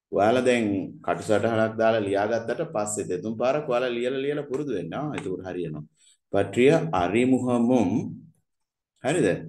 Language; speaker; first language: Sinhala; non-native, local second language; Tamil